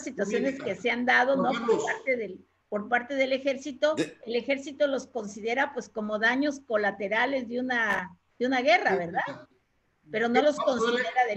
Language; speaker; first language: Spanish; native; Spanish